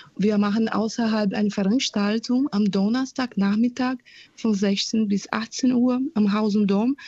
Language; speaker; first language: German; non-native, fluent; Portuguese